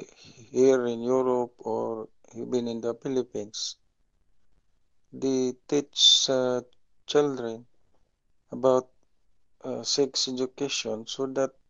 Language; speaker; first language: English; non-native, local second language; Filipino